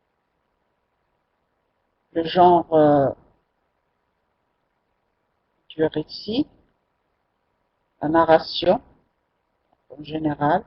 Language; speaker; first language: French; non-native, local second language; Arabic